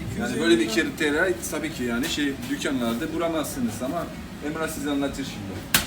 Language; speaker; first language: Turkish; non-native, learner; French